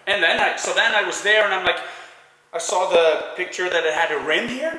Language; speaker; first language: English; non-native, fluent; Swedish